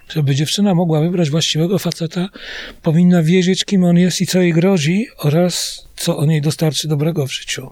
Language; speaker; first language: Polish; native; Polish